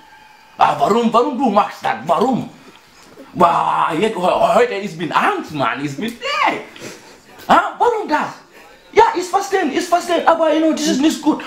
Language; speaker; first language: German; non-native, learner; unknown